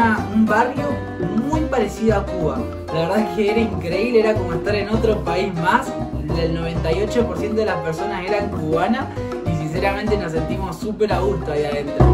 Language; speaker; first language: Spanish; native; Spanish